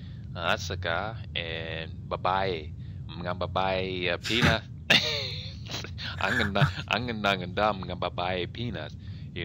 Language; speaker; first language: Filipino; non-native, learner; English